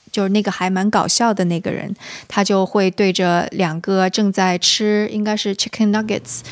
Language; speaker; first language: Chinese; native; Chinese